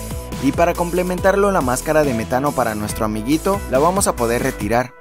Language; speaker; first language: Spanish; native; Spanish